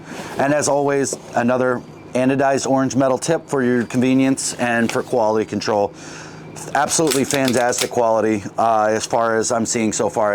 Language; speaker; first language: English; native; English